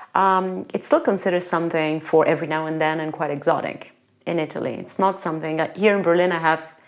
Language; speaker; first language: English; non-native, fluent; Italian